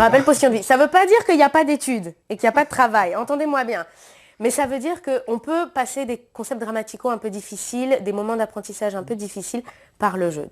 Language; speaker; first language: French; native; French